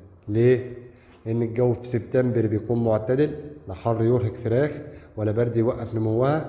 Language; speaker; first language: Arabic; native; Arabic